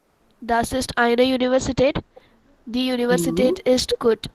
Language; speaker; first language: German; non-native, learner; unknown